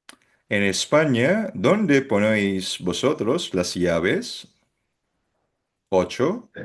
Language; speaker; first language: Spanish; non-native, fluent; Filipino